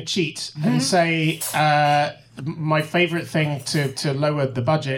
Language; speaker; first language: English; native; English